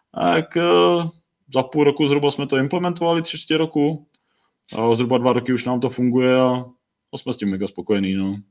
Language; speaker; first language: Czech; native; Czech